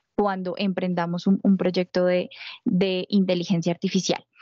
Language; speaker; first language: Spanish; native; Spanish